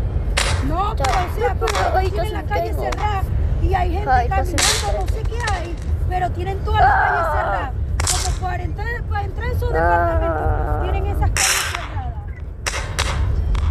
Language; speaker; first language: Spanish; native; Spanish